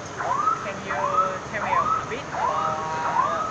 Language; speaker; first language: English; non-native, learner; Vietnamese